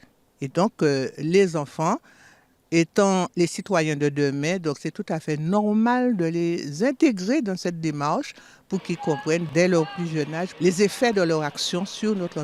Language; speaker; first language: French; native; French